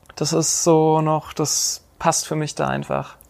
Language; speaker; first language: German; native; German